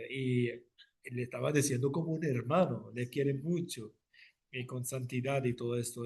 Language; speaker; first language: Spanish; non-native, fluent; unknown